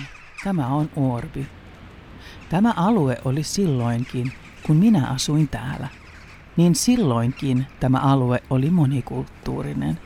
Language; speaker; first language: Finnish; early bilingual, heritage; Finnish